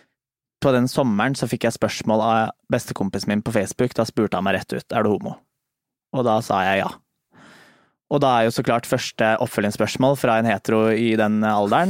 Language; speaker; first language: Norwegian; native; Norwegian